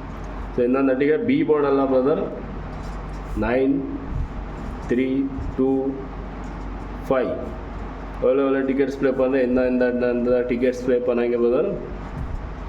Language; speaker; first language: Tamil; non-native, local second language; Kannada